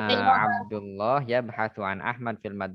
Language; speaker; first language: Arabic; non-native, fluent; Indonesian